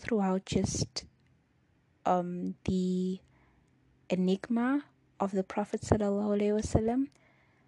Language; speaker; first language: English; non-native, local second language; Nyanja